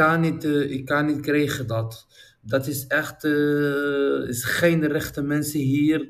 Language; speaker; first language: Dutch; non-native, learner; Arabic